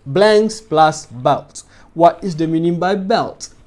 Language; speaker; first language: English; non-native, local second language; Malay